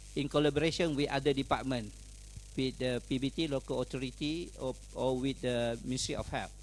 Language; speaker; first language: English; non-native, local second language; Malay